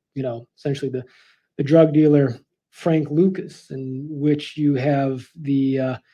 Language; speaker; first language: English; native; English